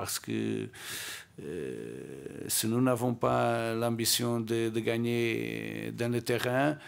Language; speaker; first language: French; non-native, learner; Portuguese